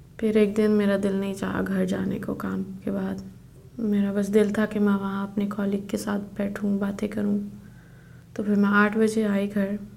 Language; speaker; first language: Urdu; native; Urdu